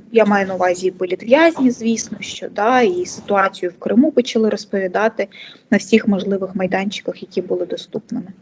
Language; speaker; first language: Ukrainian; non-native, local second language; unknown